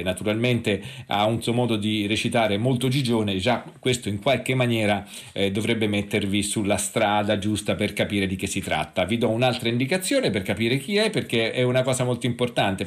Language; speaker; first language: Italian; native; Italian